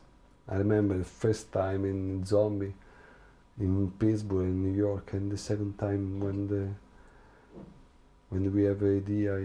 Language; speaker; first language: English; non-native, learner; Italian